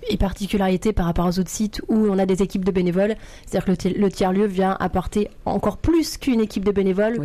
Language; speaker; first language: French; native; French